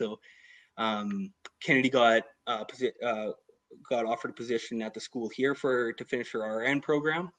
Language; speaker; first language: English; native; English